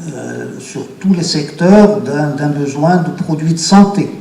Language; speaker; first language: French; non-native, local second language; Arabic